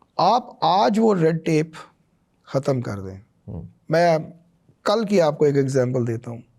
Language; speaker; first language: Urdu; non-native, local second language; Punjabi